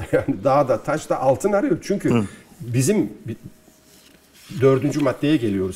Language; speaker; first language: Turkish; native; Turkish